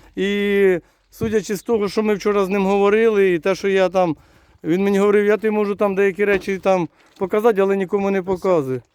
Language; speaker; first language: Ukrainian; native; Ukrainian